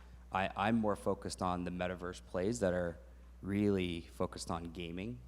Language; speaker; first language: English; native; English